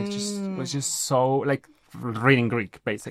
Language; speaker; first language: English; non-native, fluent; Spanish